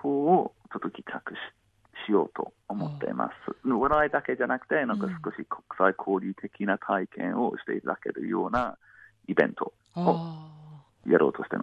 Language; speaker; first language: Japanese; non-native, fluent; English